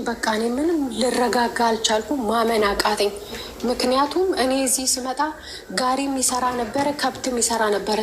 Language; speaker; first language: Amharic; native; Amharic